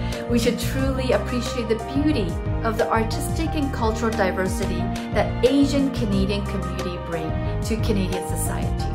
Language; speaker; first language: English; non-native, fluent; Chinese